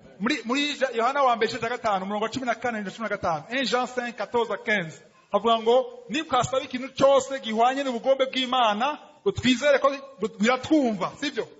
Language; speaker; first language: Rundi; native; Rundi